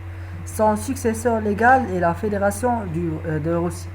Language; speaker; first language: French; non-native, learner; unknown